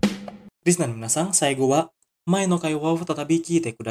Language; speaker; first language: Japanese; non-native, fluent; Indonesian